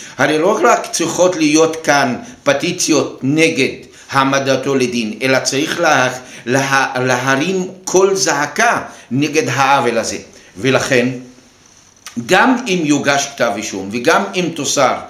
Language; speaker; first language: Hebrew; non-native, local second language; Arabic